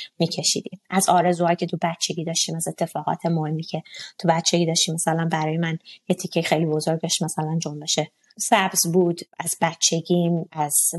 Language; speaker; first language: Persian; non-native, local second language; Azerbaijani